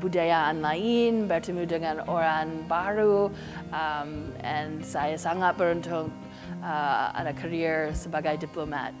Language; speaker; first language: Indonesian; non-native, learner; English